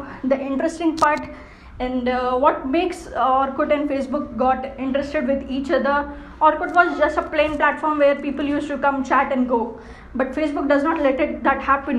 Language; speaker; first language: English; non-native, local second language; Hindi